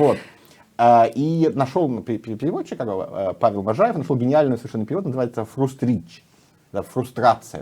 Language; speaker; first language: Russian; native; Russian